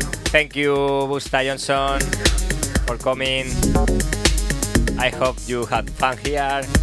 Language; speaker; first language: English; non-native, learner; Spanish